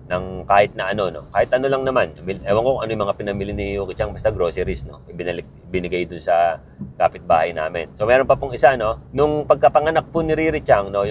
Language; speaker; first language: Filipino; native; Filipino